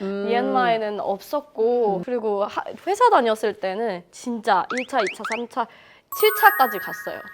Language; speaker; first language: Korean; non-native, fluent; Burmese